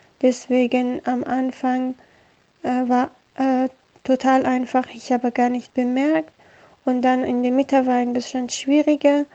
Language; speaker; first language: German; non-native, learner; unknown